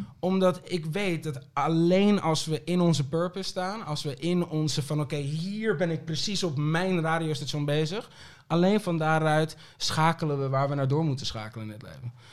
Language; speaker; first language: Dutch; early bilingual, other home language; Papiamento